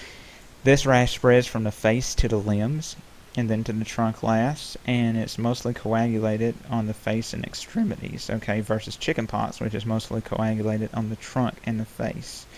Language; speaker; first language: English; native; English